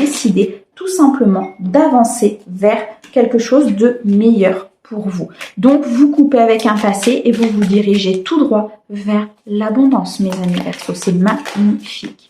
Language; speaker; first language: French; native; French